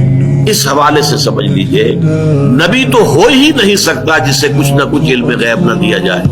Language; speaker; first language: Urdu; native; Urdu